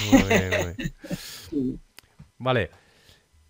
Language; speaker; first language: Spanish; non-native, fluent; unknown